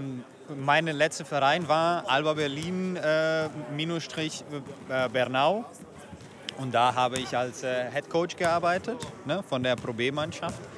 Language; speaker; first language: German; non-native, fluent; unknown